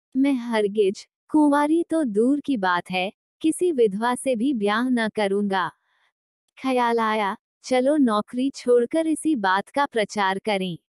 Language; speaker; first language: Hindi; non-native, local second language; Marathi